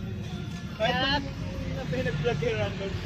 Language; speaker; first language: Filipino; native; Filipino